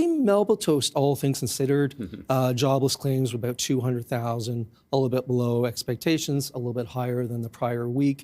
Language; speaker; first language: English; native; English